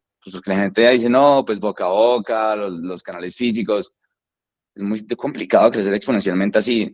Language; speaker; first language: Spanish; native; Spanish